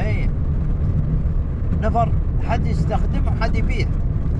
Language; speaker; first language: Arabic; native; Arabic